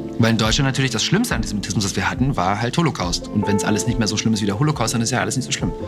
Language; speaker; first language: German; early bilingual, other home language; Russian